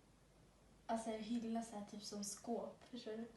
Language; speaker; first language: Swedish; early bilingual, other home language; Somali